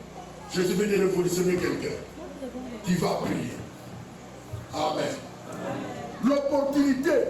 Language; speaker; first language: French; non-native, local second language; Lingala